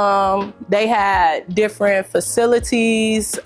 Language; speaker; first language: English; native; English